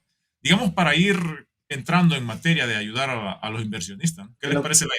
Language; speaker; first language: Spanish; native; Spanish